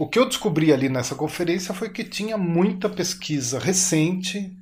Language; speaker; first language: Portuguese; native; Portuguese